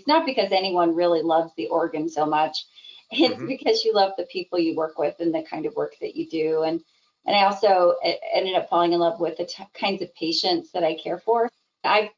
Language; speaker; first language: English; native; English